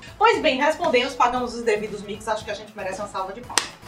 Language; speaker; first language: Portuguese; native; Portuguese